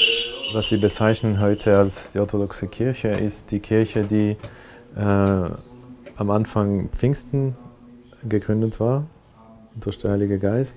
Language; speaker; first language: German; non-native, local second language; French